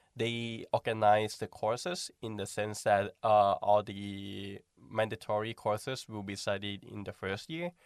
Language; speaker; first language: English; non-native, fluent; Thai